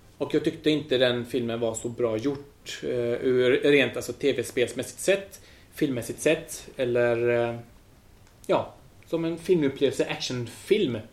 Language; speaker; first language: Swedish; early bilingual, other home language; Spanish